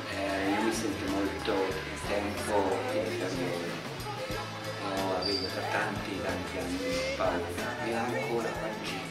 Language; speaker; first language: Italian; non-native, learner; German